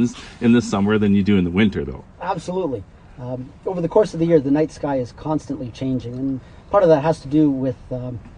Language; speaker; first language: English; native; English